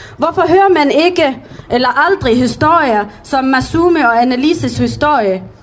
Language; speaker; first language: Danish; early bilingual, other home language; Arabic